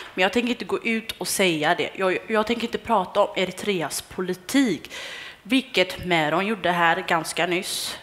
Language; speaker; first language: Swedish; early bilingual, other home language; Tigrinya